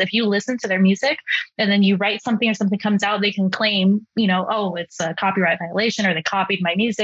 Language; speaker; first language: English; early bilingual, other home language; Chinese